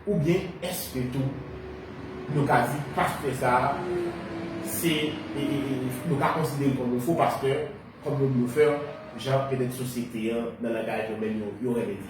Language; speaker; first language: Haitian Creole; native; Haitian Creole